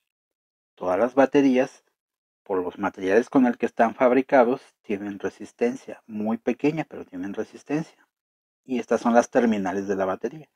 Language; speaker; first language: Spanish; native; Spanish